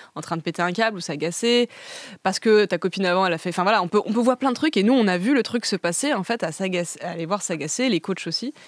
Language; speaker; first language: French; native; French